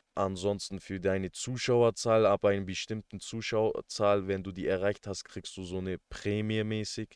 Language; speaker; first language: German; early bilingual, other home language; Turkish